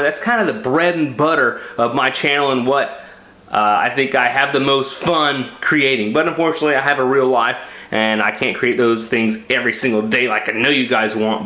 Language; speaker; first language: English; native; English